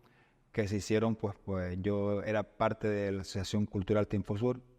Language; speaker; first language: Spanish; native; Spanish